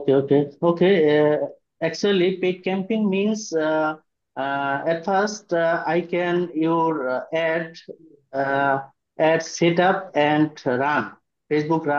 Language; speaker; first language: English; non-native, learner; Bangla